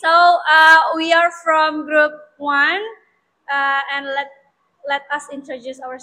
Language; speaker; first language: English; non-native, learner; Indonesian